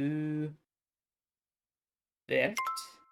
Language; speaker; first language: Dutch; non-native, learner; English